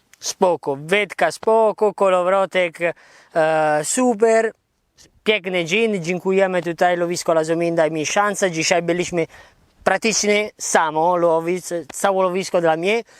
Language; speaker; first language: Polish; non-native, learner; Italian